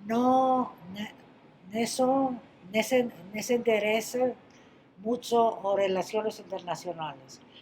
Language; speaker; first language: Spanish; non-native, fluent; Greek